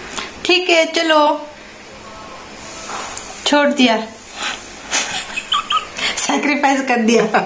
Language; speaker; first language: Hindi; native; Hindi